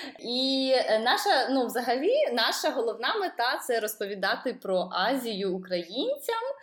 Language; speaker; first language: Ukrainian; native; Ukrainian